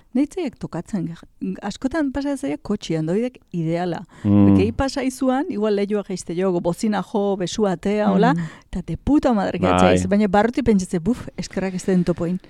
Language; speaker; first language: Basque; native; Basque